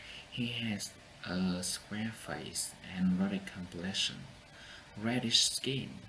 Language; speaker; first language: English; non-native, learner; Vietnamese